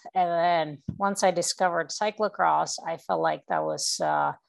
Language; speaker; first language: English; non-native, fluent; Czech